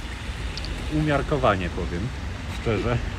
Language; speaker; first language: Polish; native; Polish